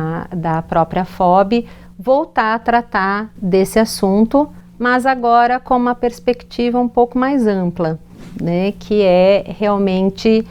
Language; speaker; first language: Portuguese; native; Portuguese